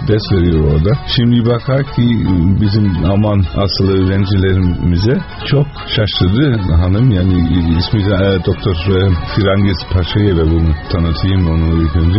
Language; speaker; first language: Turkish; non-native, fluent; Dutch